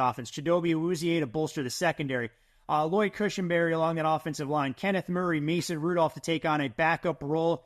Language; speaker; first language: English; native; English